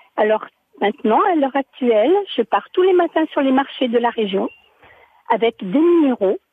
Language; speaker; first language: French; native; French